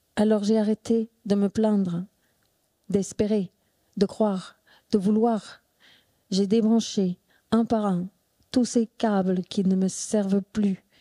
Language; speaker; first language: French; non-native, fluent; English